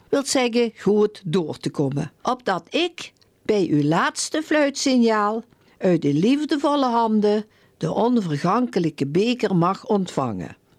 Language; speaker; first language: Dutch; native; Dutch